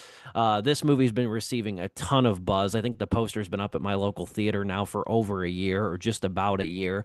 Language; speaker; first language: English; native; English